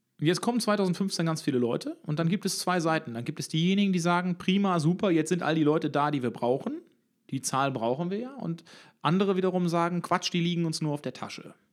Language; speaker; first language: German; native; German